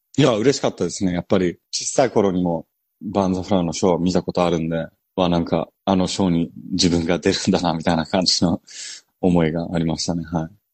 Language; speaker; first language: Japanese; early bilingual, heritage; Japanese